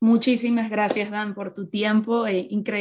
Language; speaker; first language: Spanish; native; Spanish